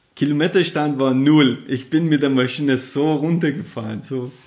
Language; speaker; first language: German; non-native, fluent; Persian